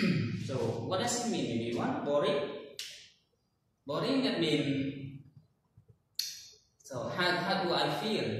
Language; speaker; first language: English; non-native, learner; Khmer